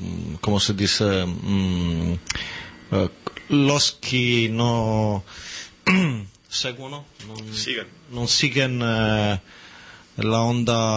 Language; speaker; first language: Spanish; non-native, learner; Italian